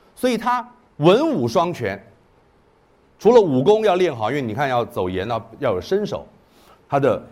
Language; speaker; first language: Chinese; native; Chinese